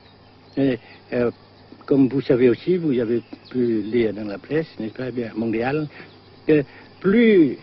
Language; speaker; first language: French; non-native, fluent; Vietnamese